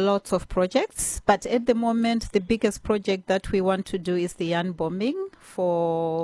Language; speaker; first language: English; non-native, local second language; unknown